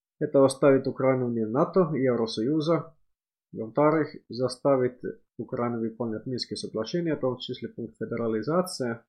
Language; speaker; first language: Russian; non-native, fluent; Finnish